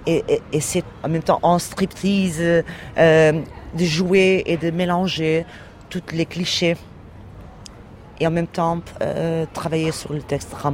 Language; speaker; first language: French; non-native, learner; Portuguese